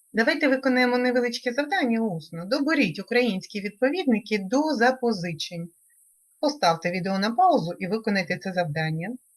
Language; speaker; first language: Ukrainian; native; Ukrainian